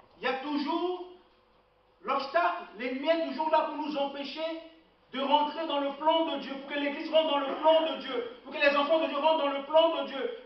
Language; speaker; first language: French; non-native, local second language; Lingala